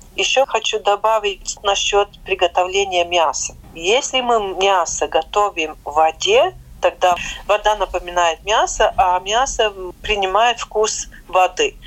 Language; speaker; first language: Russian; non-native, local second language; Latvian